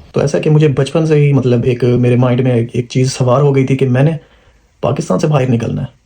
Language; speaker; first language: Urdu; non-native, local second language; Punjabi